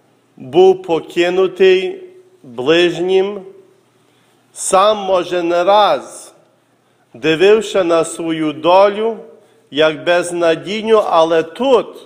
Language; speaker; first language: Ukrainian; early bilingual, heritage; Ukrainian